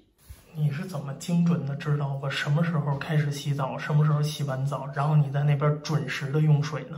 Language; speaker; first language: Chinese; native; Chinese